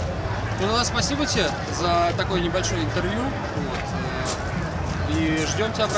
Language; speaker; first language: Russian; native; Russian